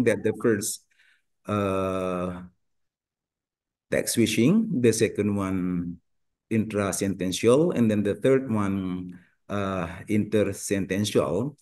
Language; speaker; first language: English; non-native, learner; Indonesian